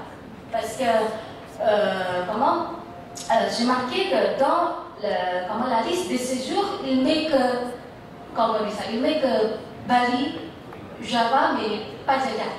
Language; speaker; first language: French; non-native, fluent; Indonesian